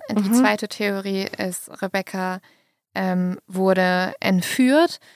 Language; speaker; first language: German; native; German